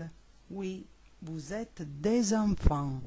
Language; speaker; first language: French; non-native, learner; Italian